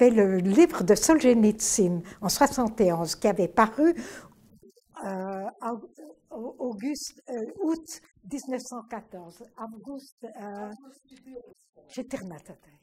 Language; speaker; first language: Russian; early bilingual, heritage; French